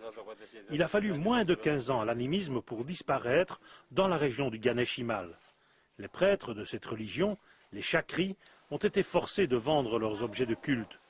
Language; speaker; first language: French; native; French